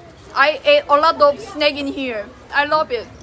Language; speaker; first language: English; non-native, learner; Korean